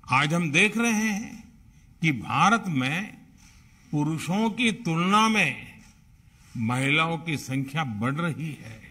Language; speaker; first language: Hindi; non-native, local second language; Gujarati